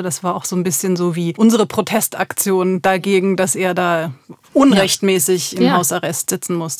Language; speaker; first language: German; native; German